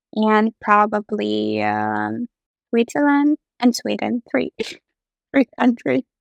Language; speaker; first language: English; non-native, fluent; Russian